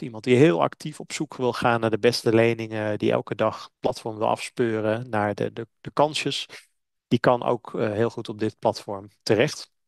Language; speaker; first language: Dutch; native; Dutch